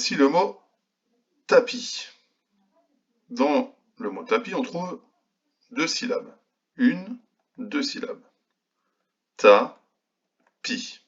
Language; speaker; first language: French; native; French